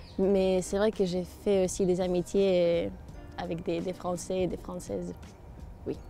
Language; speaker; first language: French; non-native, fluent; Spanish